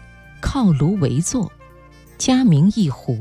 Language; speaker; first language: Chinese; native; Chinese